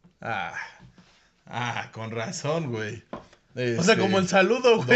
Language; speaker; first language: Spanish; native; Spanish